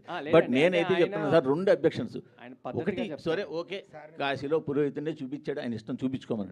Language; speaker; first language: Telugu; native; Telugu